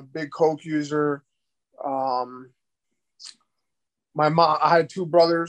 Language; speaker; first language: English; native; English